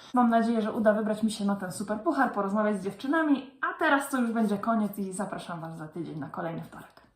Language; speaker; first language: Polish; native; Polish